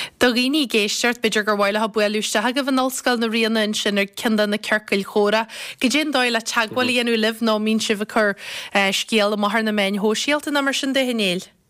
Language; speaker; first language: Irish; native; Irish